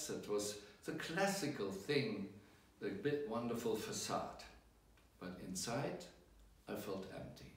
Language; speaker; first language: English; non-native, fluent; German